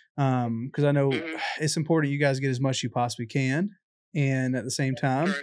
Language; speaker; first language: English; native; English